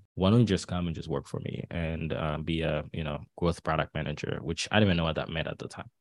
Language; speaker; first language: English; early bilingual, other home language; Haitian Creole